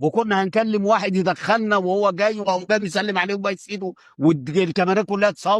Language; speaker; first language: Arabic; native; Arabic